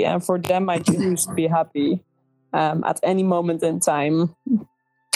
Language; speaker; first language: English; non-native, fluent; Dutch